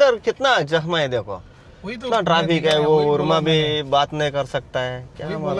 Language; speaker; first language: Hindi; non-native, learner; Telugu